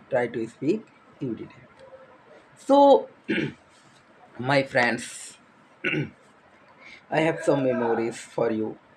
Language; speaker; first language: English; non-native, learner; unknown